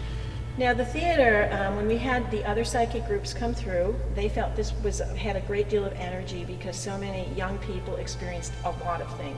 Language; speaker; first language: English; native; English